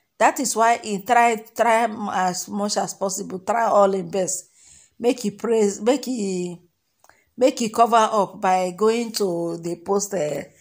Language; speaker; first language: Nigerian Pidgin; native; Nigerian Pidgin